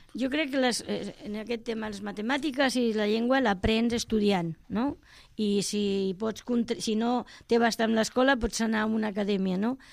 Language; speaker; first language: Catalan; non-native, local second language; Spanish